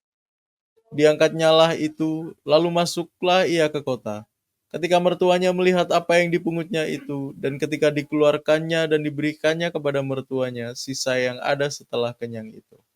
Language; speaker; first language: Indonesian; native; Indonesian